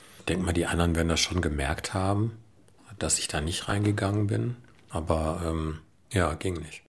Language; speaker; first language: German; native; German